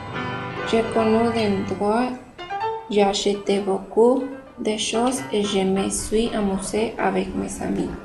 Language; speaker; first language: French; non-native, learner; Spanish